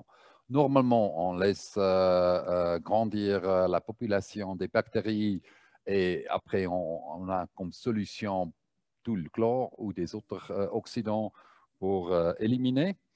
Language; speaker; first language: French; non-native, fluent; German